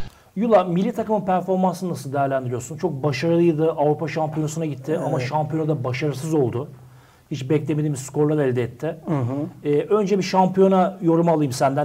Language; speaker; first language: Turkish; native; Turkish